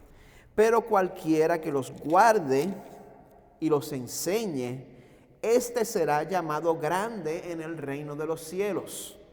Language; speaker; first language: Spanish; native; Spanish